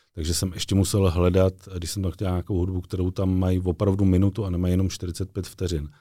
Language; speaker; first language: Czech; native; Czech